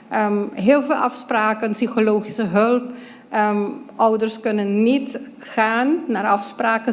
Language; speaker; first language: Dutch; non-native, local second language; Papiamento